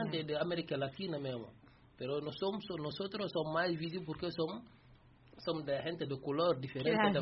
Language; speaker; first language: Spanish; non-native, learner; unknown